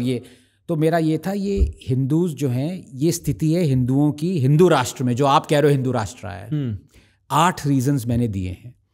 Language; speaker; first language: Hindi; non-native, local second language; Tamil